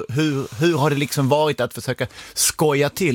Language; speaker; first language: Swedish; native; Swedish